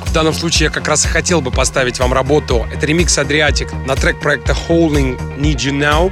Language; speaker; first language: Russian; native; Russian